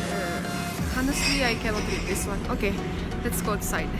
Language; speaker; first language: English; non-native, fluent; Indonesian